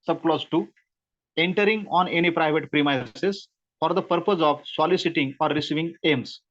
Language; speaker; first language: English; non-native, local second language; Marathi